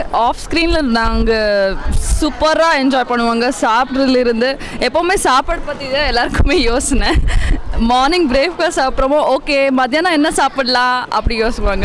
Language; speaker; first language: Tamil; non-native, fluent; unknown